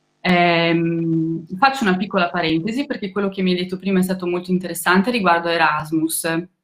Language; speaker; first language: Italian; non-native, fluent; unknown